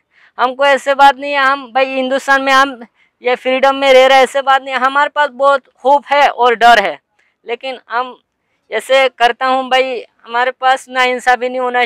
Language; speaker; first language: Hindi; non-native, learner; Rohingya